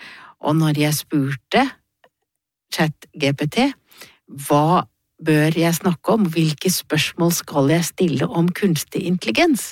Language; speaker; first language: Norwegian; native; Norwegian